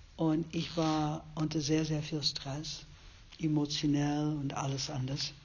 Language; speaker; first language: German; non-native, fluent; English